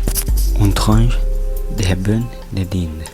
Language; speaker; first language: French; non-native, learner; Spanish